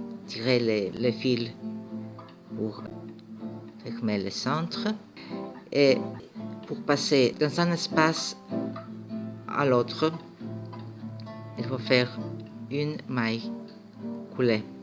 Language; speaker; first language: French; non-native, fluent; Greek